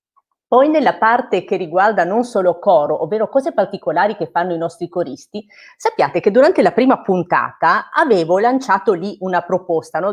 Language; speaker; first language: Italian; native; Italian